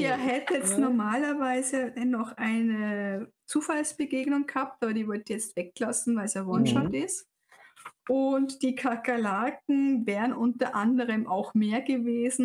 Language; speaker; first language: German; native; German